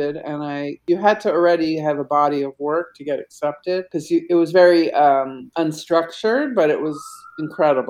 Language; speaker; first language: English; native; English